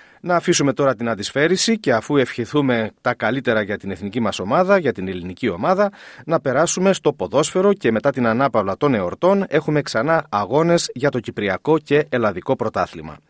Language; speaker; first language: Greek; native; Greek